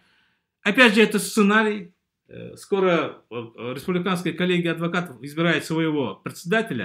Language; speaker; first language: Russian; native; Russian